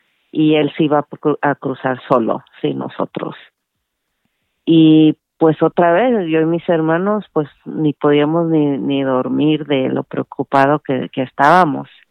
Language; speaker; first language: Spanish; native; Spanish